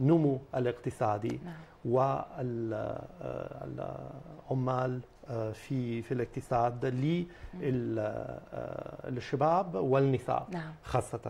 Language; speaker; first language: Arabic; non-native, fluent; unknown